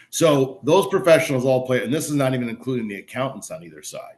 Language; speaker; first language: English; native; English